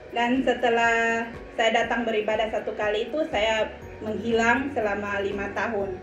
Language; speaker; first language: Indonesian; native; Indonesian